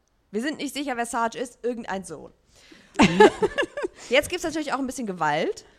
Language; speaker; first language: German; native; German